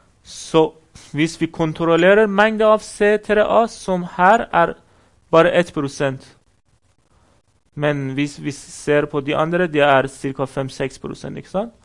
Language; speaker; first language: Norwegian; non-native, fluent; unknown